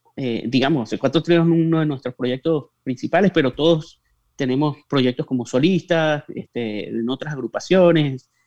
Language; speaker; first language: Spanish; native; Spanish